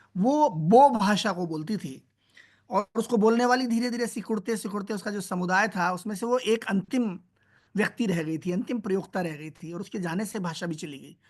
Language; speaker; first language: Hindi; native; Hindi